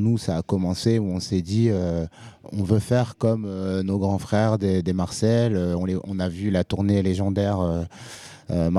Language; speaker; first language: French; native; French